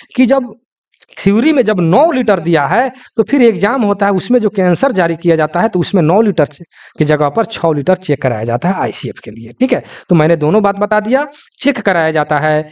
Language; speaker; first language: Hindi; native; Hindi